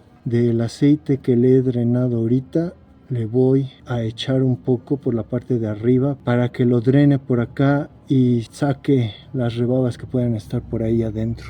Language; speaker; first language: Spanish; native; Spanish